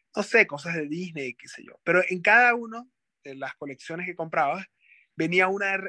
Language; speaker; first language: Spanish; native; Spanish